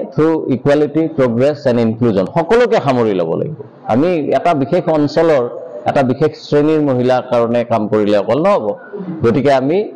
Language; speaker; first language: Assamese; native; Assamese